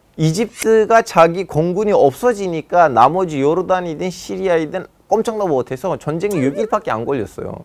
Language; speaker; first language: Korean; non-native, fluent; Turkish